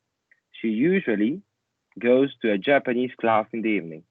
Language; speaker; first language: English; non-native, fluent; Spanish